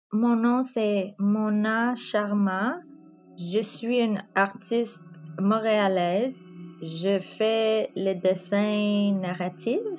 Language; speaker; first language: French; non-native, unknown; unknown